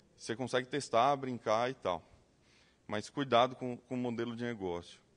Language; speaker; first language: Portuguese; native; Portuguese